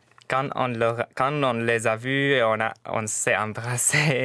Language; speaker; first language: French; non-native, fluent; Arabic